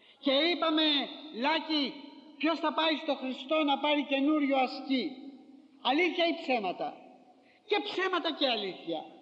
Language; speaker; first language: Greek; native; Greek